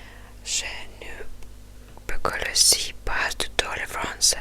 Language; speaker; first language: French; non-native, learner; Russian